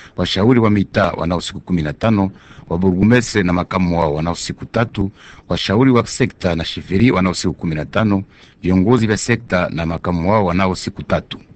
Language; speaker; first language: Swahili; native; Swahili